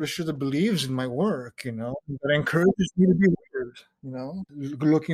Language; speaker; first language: English; native; English